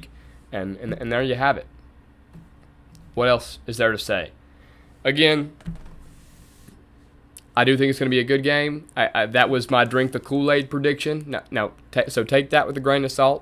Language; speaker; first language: English; native; English